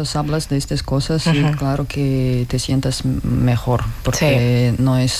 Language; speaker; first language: Spanish; non-native, learner; Russian